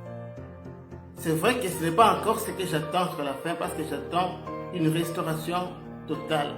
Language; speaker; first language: French; non-native, local second language; Lingala